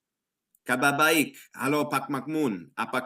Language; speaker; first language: Indonesian; non-native, learner; English